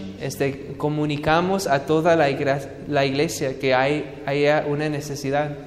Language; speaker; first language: Spanish; non-native, fluent; English